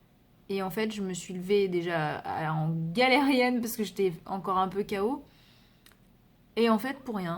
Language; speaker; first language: French; native; French